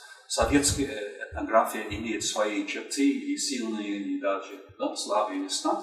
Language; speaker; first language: Russian; non-native, fluent; English